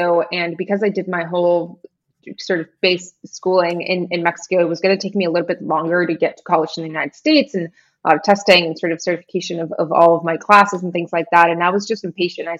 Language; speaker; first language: English; non-native, fluent; Spanish